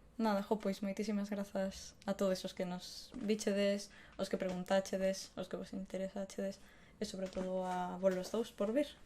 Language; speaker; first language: Galician; non-native, local second language; Spanish